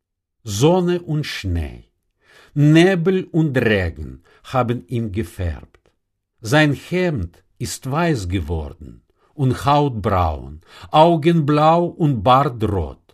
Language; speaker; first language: German; non-native, fluent; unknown